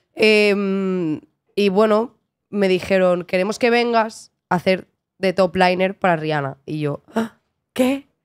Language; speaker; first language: Spanish; native; Spanish